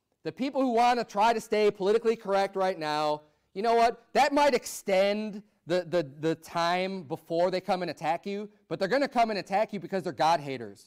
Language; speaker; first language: English; native; English